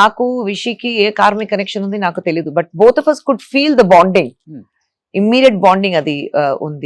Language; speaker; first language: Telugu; non-native, fluent; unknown